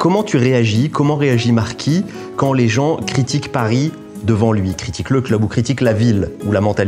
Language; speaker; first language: French; native; French